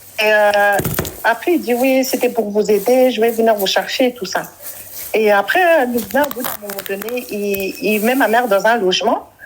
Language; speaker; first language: French; early bilingual, other home language; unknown